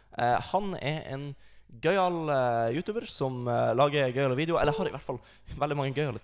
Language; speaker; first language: Norwegian; native; Norwegian